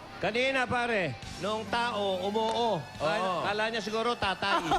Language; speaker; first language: Filipino; native; Filipino